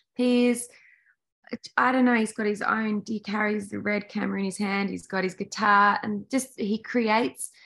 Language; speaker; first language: English; native; English